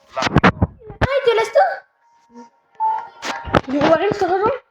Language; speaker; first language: French; native; French